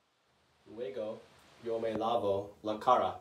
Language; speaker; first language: Spanish; non-native, learner; English